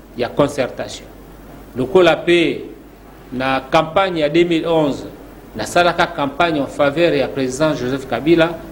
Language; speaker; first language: Lingala; native; Lingala